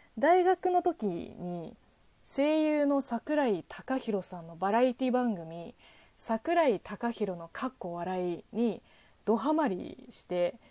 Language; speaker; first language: Japanese; non-native, fluent; Chinese